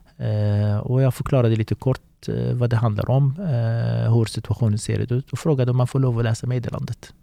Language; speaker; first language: Swedish; early bilingual, other home language; Arabic